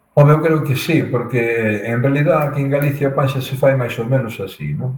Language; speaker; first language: Galician; native; Galician